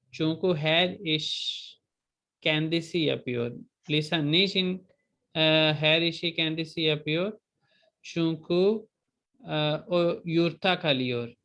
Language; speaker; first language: Turkish; non-native, fluent; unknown